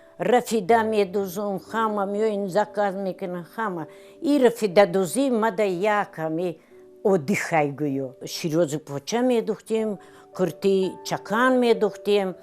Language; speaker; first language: Tajik; non-native, fluent; Russian